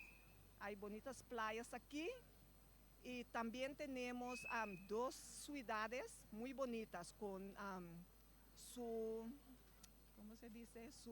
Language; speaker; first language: Spanish; non-native, fluent; Papiamento